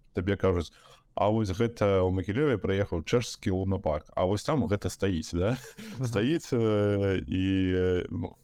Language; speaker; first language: Belarusian; native; Belarusian